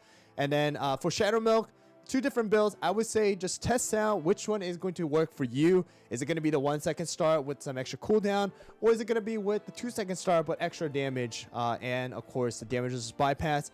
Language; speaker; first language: English; native; English